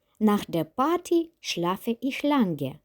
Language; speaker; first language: German; non-native, fluent; Ukrainian